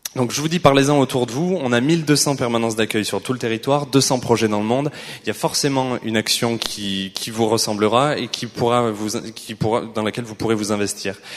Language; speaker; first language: French; native; French